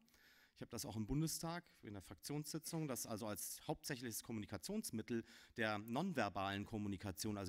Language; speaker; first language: German; native; German